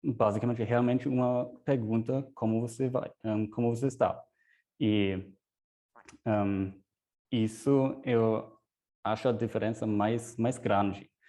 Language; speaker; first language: Portuguese; non-native, fluent; German